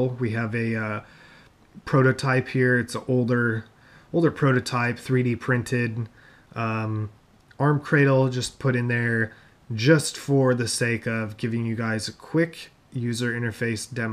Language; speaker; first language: English; native; English